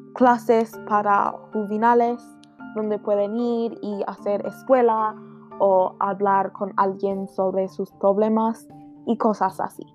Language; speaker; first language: Spanish; non-native, learner; English